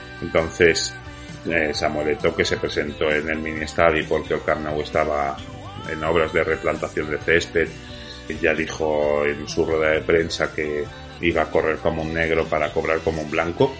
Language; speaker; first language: Spanish; native; Spanish